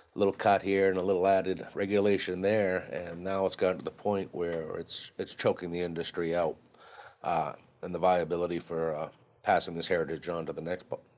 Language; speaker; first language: English; native; English